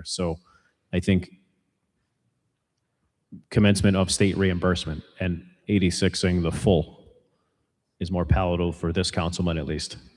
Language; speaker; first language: English; native; English